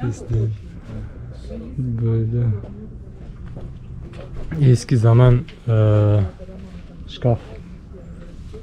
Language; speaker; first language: Turkish; non-native, learner; Bashkir